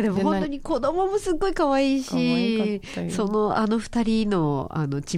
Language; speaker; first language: Japanese; native; Japanese